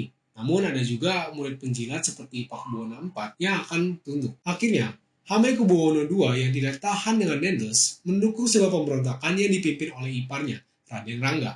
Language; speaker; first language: Indonesian; native; Indonesian